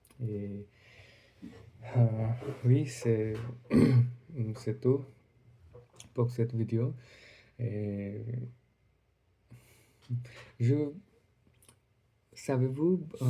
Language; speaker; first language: French; non-native, learner; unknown